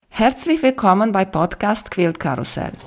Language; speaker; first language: German; non-native, fluent; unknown